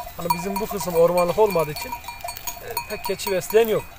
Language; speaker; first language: Turkish; native; Turkish